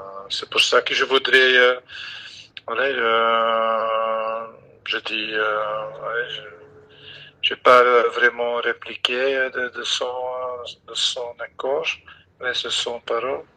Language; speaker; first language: French; non-native, fluent; Dutch